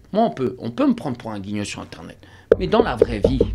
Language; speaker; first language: French; native; French